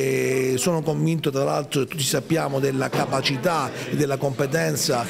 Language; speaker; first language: Italian; native; Italian